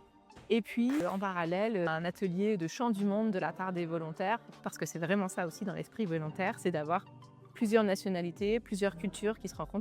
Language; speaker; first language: French; native; French